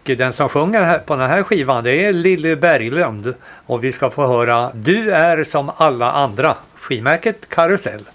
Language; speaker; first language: Swedish; native; Swedish